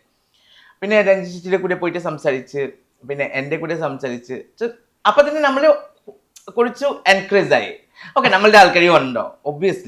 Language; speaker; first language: Malayalam; non-native, fluent; Assamese